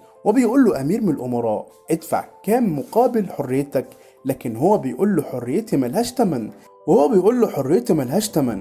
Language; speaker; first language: Arabic; native; Arabic